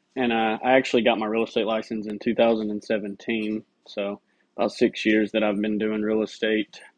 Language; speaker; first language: English; native; English